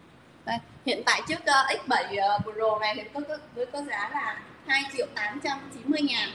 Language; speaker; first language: Vietnamese; native; Vietnamese